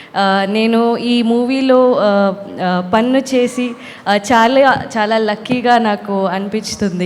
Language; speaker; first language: Telugu; non-native, learner; Kannada